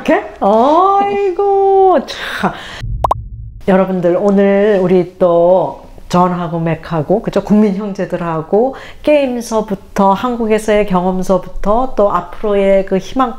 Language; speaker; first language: Korean; native; Korean